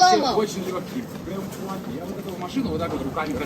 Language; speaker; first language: Russian; native; Russian